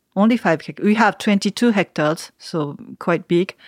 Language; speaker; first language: English; non-native, learner; Japanese